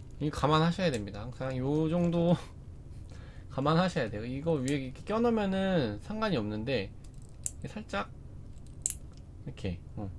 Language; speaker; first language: Korean; native; Korean